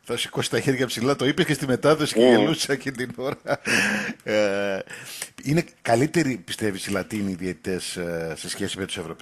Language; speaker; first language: Greek; native; Greek